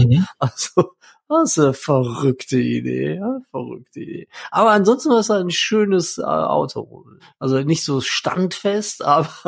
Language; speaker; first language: German; native; German